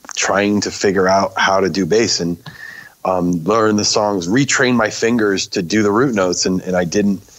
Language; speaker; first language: English; native; English